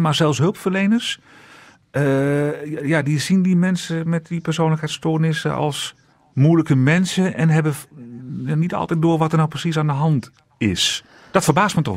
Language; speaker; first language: Dutch; native; Dutch